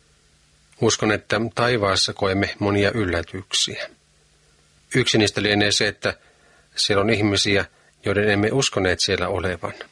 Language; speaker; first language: Finnish; native; Finnish